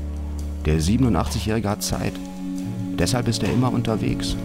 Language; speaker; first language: German; native; German